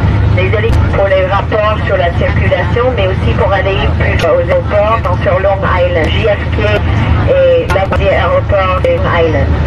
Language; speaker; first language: French; non-native, fluent; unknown